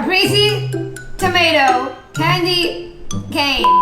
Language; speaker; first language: English; native; English